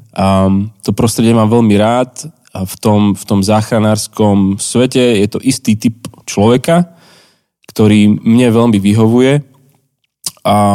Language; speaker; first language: Slovak; native; Slovak